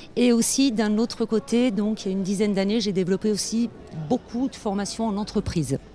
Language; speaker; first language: French; native; French